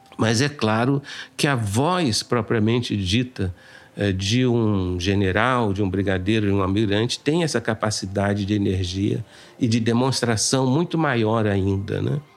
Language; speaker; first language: Portuguese; native; Portuguese